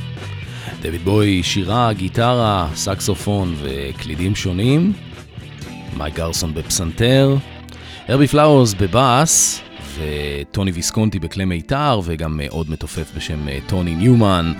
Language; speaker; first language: Hebrew; native; Hebrew